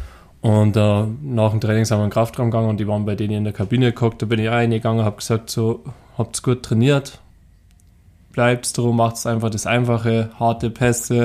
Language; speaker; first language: German; native; German